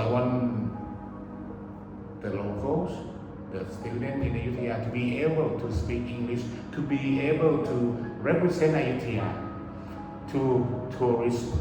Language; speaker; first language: English; early bilingual, other home language; Thai